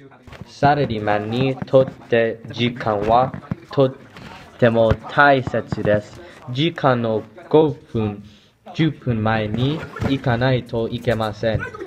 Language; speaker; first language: Japanese; non-native, learner; English